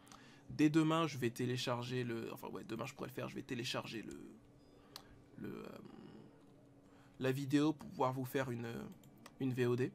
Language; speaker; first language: French; native; French